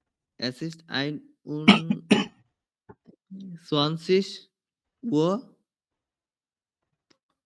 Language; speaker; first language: German; non-native, learner; Bangla